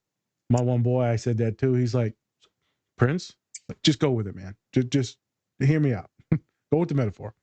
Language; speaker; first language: English; native; English